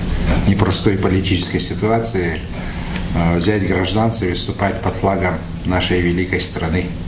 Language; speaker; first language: Russian; native; Russian